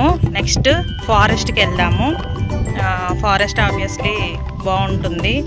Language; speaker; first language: Telugu; native; Telugu